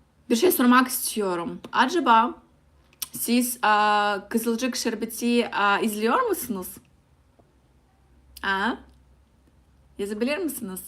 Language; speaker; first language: Turkish; non-native, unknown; Russian